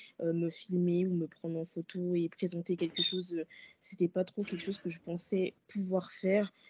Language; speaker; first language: French; early bilingual, other home language; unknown